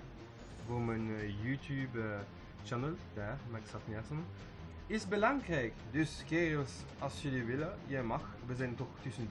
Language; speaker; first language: Dutch; non-native, local second language; French